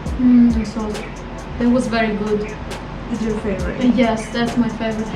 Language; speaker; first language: English; non-native, fluent; Ukrainian